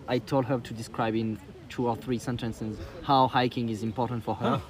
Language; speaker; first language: English; non-native, fluent; French